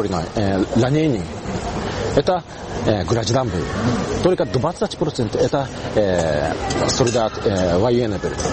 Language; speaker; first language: Russian; non-native, learner; Japanese